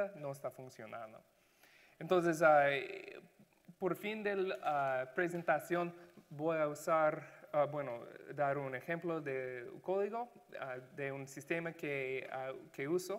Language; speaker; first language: Spanish; non-native, learner; English